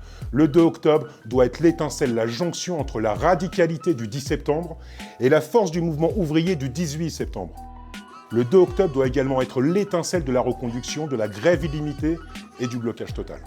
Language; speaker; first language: French; native; French